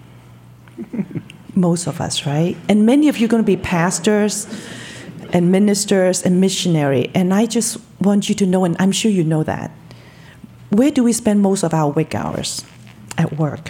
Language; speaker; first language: English; non-native, local second language; Cantonese